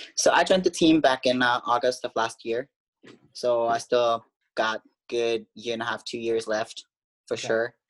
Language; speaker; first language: English; non-native, fluent; German